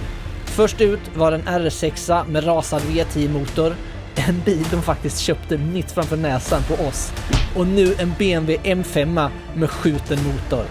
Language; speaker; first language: Swedish; native; Swedish